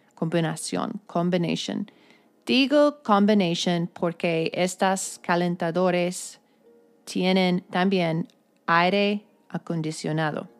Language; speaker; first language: Spanish; non-native, fluent; English